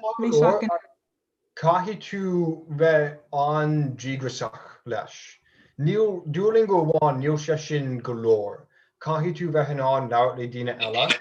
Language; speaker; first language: Irish; non-native, fluent; English